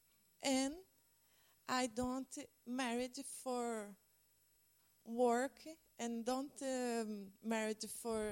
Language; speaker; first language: English; non-native, learner; Portuguese